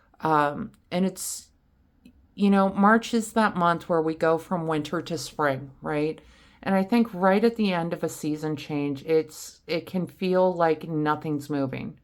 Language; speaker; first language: English; native; English